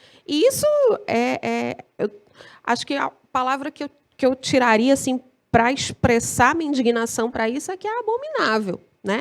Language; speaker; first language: Portuguese; native; Portuguese